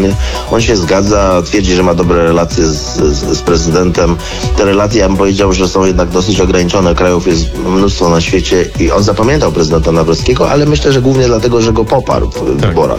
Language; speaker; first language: Polish; native; Polish